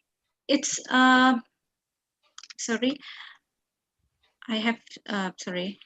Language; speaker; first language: English; non-native, fluent; Indonesian